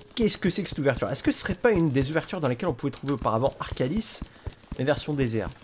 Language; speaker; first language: French; native; French